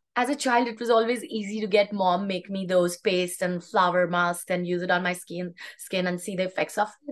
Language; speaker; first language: English; non-native, local second language; Hindi